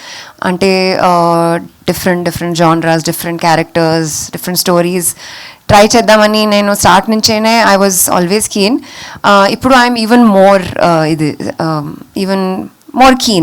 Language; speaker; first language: Telugu; non-native, local second language; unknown